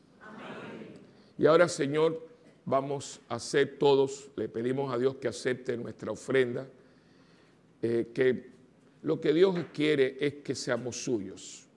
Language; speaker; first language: Spanish; native; Spanish